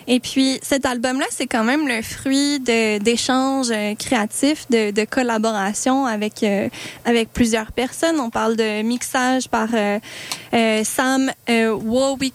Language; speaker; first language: French; native; French